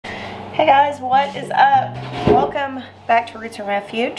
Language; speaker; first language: English; native; English